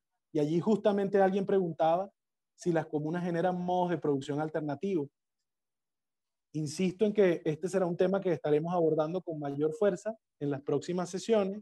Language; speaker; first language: Spanish; native; Spanish